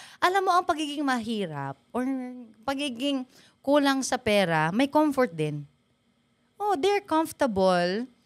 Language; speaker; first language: Filipino; native; Filipino